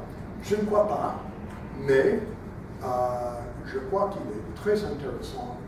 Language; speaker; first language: French; non-native, fluent; English